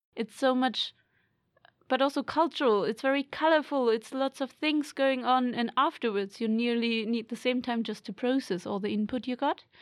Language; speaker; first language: English; non-native, fluent; German